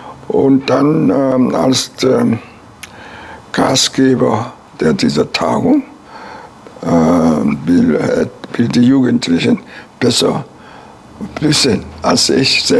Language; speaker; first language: German; non-native, fluent; Korean